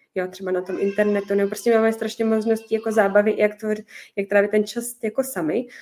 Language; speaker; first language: Czech; native; Czech